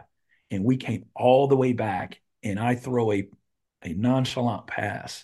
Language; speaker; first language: English; native; English